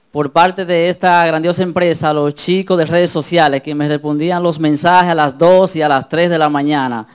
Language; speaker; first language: Spanish; native; Spanish